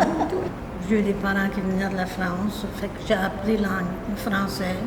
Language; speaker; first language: French; native; French